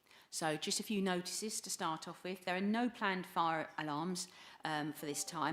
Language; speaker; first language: English; native; English